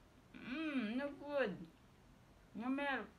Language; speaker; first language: English; non-native, learner; Filipino